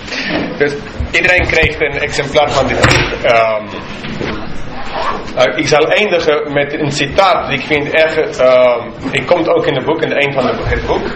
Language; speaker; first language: Dutch; non-native, fluent; English